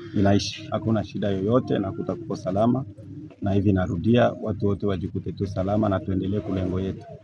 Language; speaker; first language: Swahili; native; Swahili